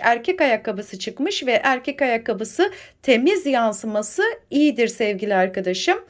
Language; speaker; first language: Turkish; native; Turkish